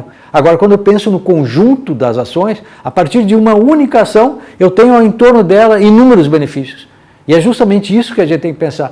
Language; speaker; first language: Portuguese; native; Portuguese